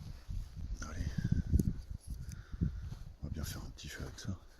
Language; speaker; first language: French; native; French